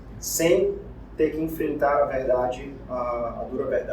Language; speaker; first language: Portuguese; native; Portuguese